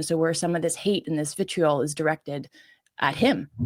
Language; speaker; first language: English; native; English